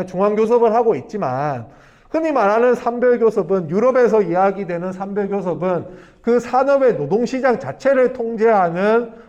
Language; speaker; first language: Korean; native; Korean